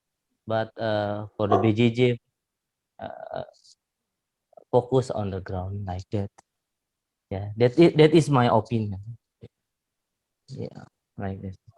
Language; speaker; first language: English; non-native, learner; Indonesian